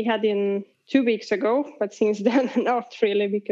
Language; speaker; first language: English; non-native, fluent; Hungarian